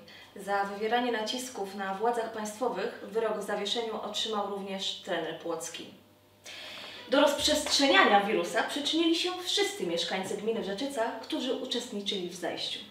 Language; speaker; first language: Polish; native; Polish